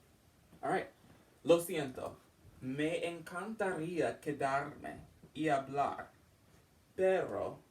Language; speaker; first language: Spanish; non-native, learner; English